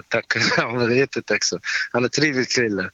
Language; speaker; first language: Swedish; non-native, local second language; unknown